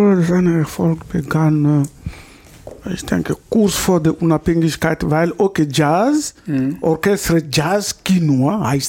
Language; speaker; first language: German; non-native, fluent; Lingala